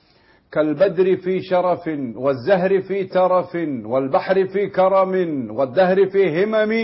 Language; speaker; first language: Arabic; native; Arabic